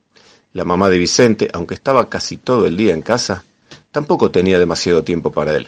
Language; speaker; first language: Spanish; native; Spanish